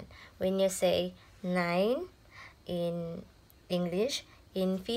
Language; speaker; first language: English; non-native, local second language; Filipino